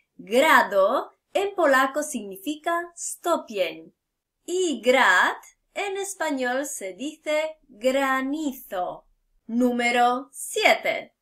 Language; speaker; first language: Spanish; native; Spanish